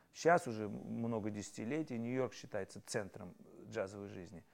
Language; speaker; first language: Russian; native; Russian